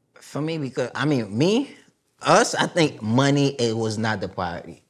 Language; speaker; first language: English; early bilingual, other home language; Haitian Creole